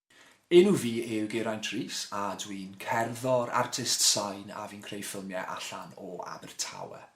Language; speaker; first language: Welsh; non-native, local second language; English